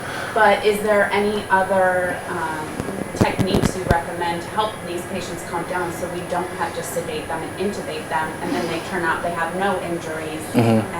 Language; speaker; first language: English; native; English